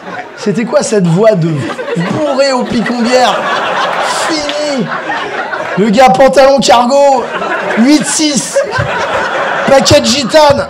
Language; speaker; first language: French; native; French